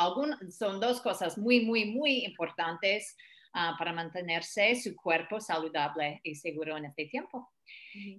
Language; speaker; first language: Spanish; non-native, fluent; English